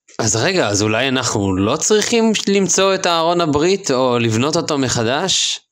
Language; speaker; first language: Hebrew; native; Hebrew